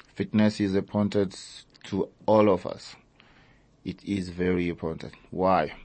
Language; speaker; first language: English; early bilingual, other home language; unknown